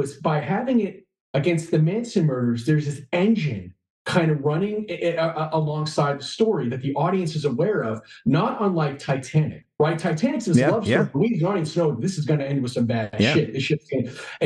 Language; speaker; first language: English; native; English